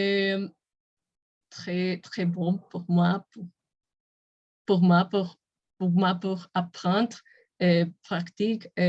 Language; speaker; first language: French; non-native, learner; Spanish